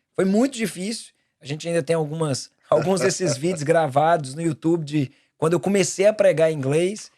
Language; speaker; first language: Portuguese; native; Portuguese